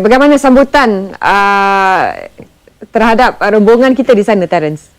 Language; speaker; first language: Malay; native; Malay